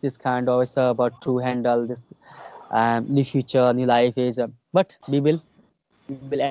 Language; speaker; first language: English; non-native, learner; Hindi